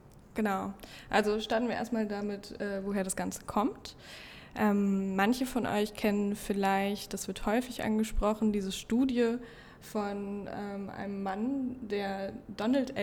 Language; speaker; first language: German; native; German